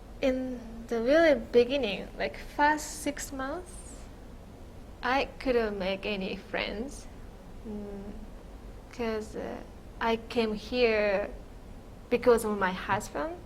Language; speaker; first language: English; non-native, fluent; Japanese